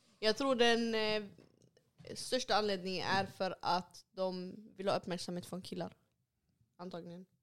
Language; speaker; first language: Swedish; early bilingual, other home language; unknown